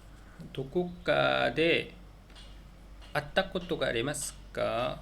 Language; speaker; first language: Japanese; non-native, learner; Korean